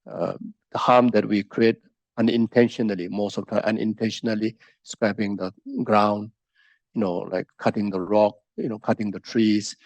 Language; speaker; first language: English; non-native, fluent; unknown